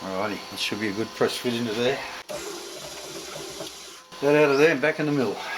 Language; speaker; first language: English; native; English